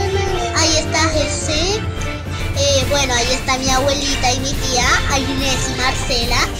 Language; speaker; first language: Spanish; native; Spanish